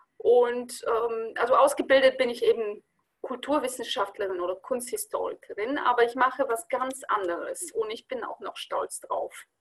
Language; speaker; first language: German; non-native, fluent; Bulgarian